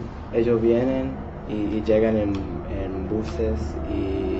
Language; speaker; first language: Spanish; early bilingual, heritage; Spanish